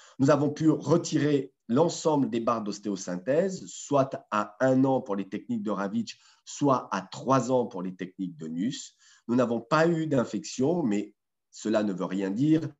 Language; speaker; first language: French; native; French